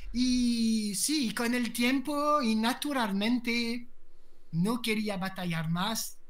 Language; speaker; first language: Spanish; non-native, learner; French